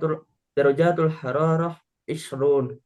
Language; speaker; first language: Arabic; non-native, learner; Indonesian